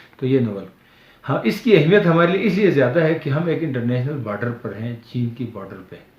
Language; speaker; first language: Urdu; non-native, local second language; Balti